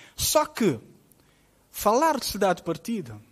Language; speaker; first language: Portuguese; non-native, local second language; Kabuverdianu